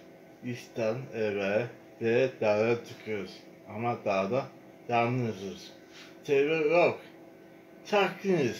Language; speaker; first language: Turkish; non-native, learner; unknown